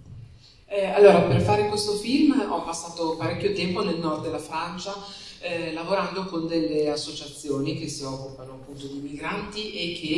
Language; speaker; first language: Italian; native; Italian